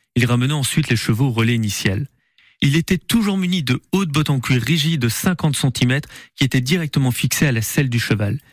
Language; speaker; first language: French; native; French